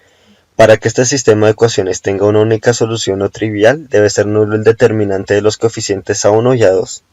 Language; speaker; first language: Spanish; native; Spanish